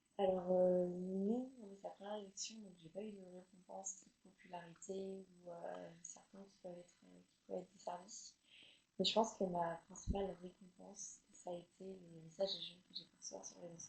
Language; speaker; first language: French; native; French